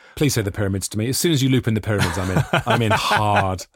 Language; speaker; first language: English; native; English